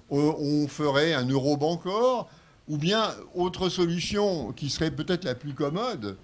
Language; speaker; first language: French; native; French